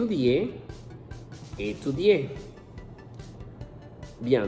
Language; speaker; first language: French; non-native, fluent; Spanish